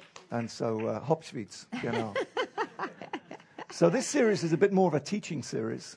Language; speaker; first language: English; native; English